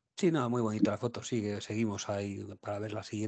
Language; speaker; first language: Spanish; native; Spanish